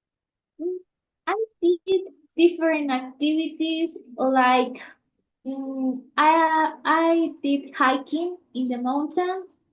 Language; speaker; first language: English; non-native, learner; Spanish